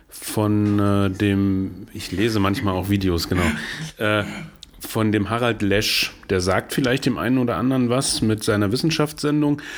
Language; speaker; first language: German; native; German